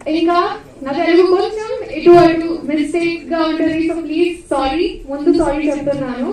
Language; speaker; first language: Telugu; non-native, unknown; Hindi